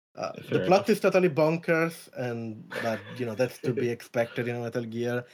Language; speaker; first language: English; non-native, fluent; Italian